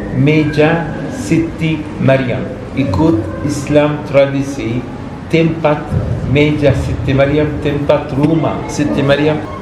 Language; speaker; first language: Indonesian; non-native, learner; Arabic